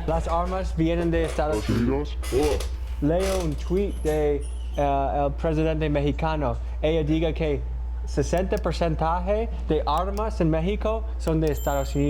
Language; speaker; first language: Spanish; non-native, learner; English